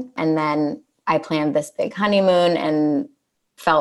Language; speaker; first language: English; native; English